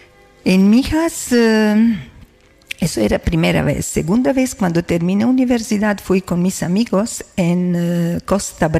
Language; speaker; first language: Spanish; non-native, learner; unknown